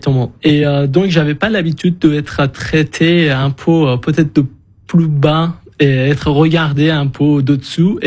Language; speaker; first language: French; non-native, fluent; Persian